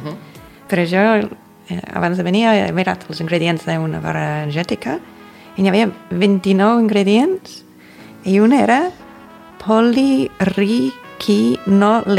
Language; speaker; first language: Catalan; non-native, fluent; English